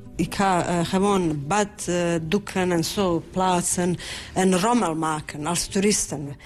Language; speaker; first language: Dutch; non-native, fluent; Bosnian